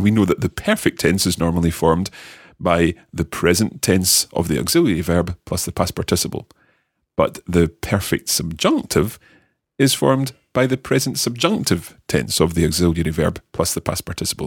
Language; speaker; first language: English; native; English